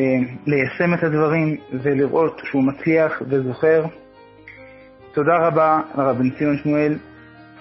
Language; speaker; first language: Hebrew; native; Hebrew